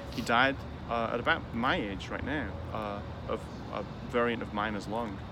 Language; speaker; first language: English; native; English